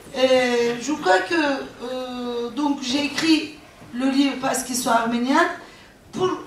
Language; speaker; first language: French; non-native, fluent; Turkish